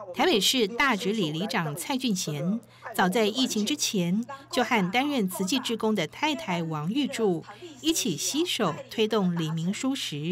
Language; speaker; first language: Chinese; native; Chinese